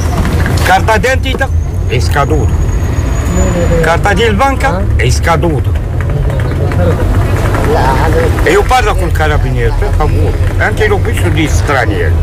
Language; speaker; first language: Italian; non-native, learner; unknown